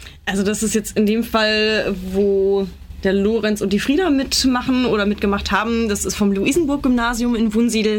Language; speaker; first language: German; native; German